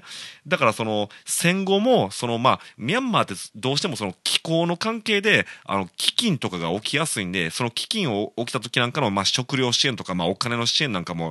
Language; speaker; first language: Japanese; native; Japanese